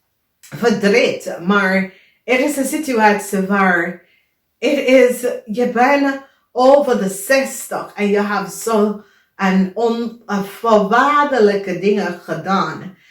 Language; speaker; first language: Dutch; non-native, learner; English